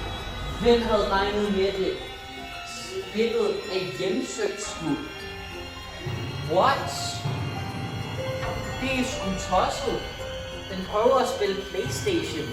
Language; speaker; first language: Danish; native; Danish